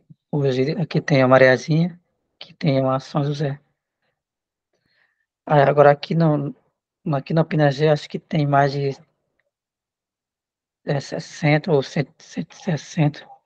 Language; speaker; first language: Portuguese; non-native, local second language; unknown